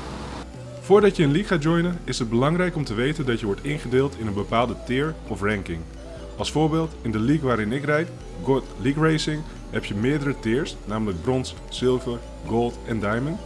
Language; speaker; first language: Dutch; native; Dutch